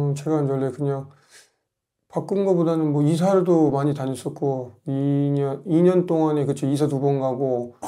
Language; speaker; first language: Korean; native; Korean